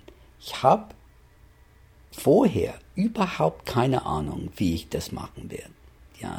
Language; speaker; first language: German; non-native, fluent; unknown